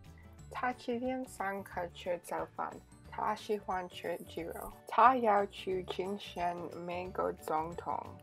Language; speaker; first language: Chinese; non-native, learner; English